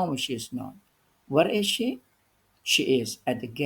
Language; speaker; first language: English; non-native, fluent; Indonesian